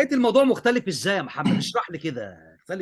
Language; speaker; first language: Arabic; native; Arabic